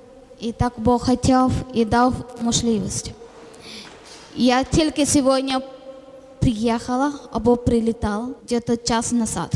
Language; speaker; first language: Ukrainian; non-native, learner; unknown